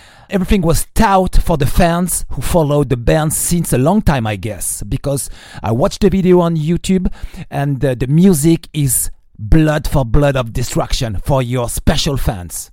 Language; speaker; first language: English; non-native, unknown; French